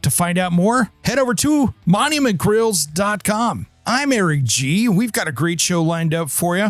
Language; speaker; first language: English; native; English